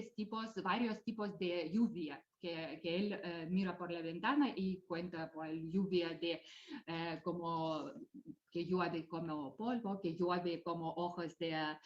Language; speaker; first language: Spanish; non-native, fluent; Lithuanian